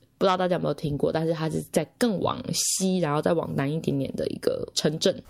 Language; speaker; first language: Chinese; native; Chinese